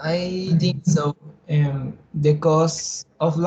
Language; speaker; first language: English; non-native, learner; Spanish